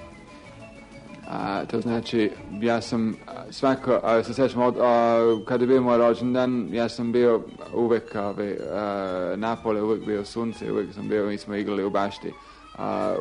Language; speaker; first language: Serbian; non-native, fluent; English